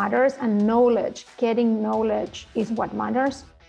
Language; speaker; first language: English; non-native, fluent; Spanish